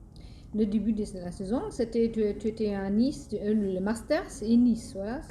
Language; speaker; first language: French; non-native, fluent; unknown